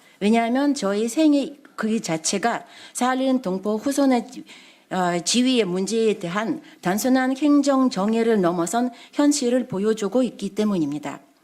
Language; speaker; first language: Korean; non-native, fluent; Russian